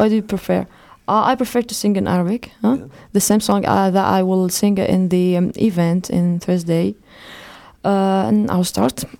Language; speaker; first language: English; non-native, fluent; Arabic